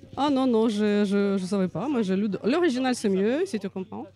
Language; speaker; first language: French; non-native, fluent; Russian